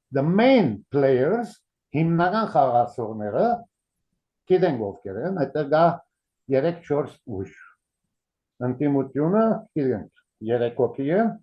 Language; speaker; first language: Armenian; early bilingual, heritage; Armenian